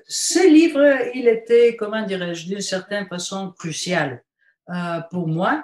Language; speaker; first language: French; non-native, fluent; Bulgarian